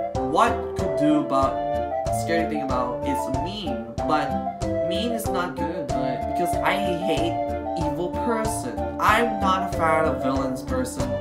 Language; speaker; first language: English; native; English